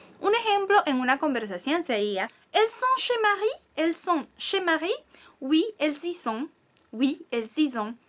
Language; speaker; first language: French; non-native, fluent; Spanish